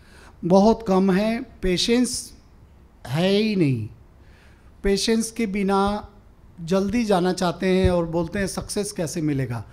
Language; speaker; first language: Hindi; native; Hindi